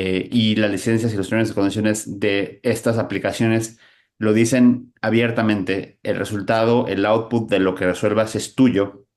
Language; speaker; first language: Spanish; native; Spanish